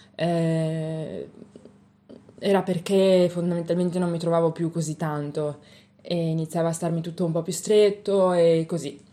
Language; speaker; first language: Italian; native; Italian